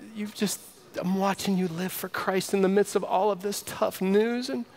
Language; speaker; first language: English; native; English